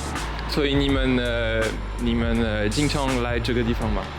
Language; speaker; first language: Chinese; non-native, learner; French